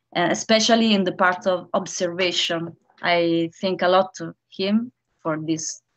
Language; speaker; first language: English; non-native, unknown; Italian